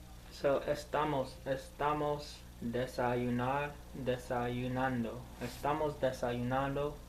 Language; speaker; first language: Spanish; non-native, learner; English